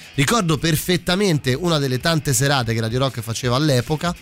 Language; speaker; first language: Italian; native; Italian